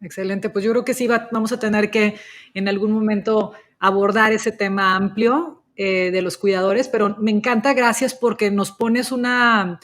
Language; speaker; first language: Spanish; native; Spanish